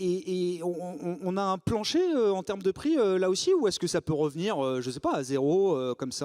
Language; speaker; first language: French; native; French